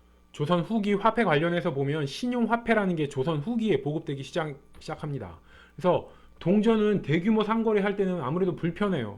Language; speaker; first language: Korean; native; Korean